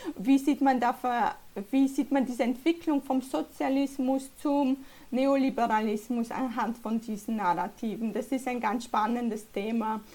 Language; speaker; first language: German; early bilingual, other home language; Polish